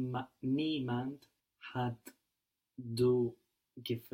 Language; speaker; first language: German; non-native, learner; English